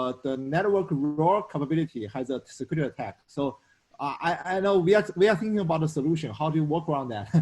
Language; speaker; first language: English; non-native, fluent; Chinese